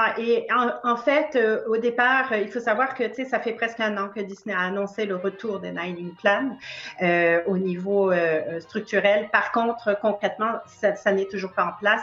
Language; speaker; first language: French; native; French